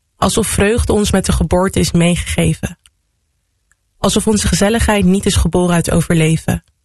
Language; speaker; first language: Dutch; native; Dutch